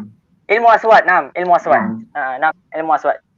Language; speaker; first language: Arabic; non-native, learner; Malay